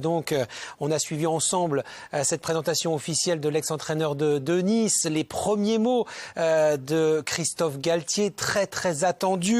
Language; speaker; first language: French; native; French